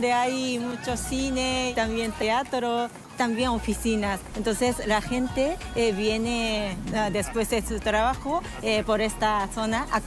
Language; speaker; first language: Spanish; non-native, fluent; Japanese